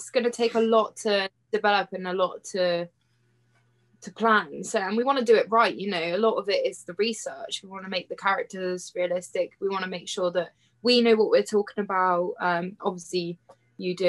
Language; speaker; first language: English; native; English